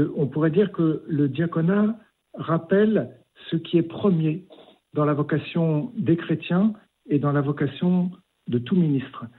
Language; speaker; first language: French; native; French